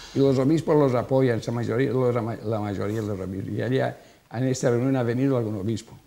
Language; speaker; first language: Spanish; non-native, local second language; Catalan